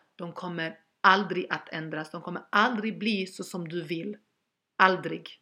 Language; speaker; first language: Swedish; early bilingual, other home language; Albanian